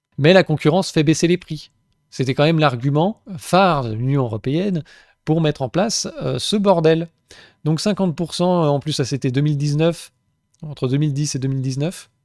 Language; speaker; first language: French; native; French